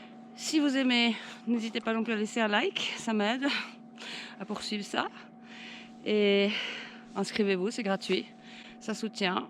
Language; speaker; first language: French; native; French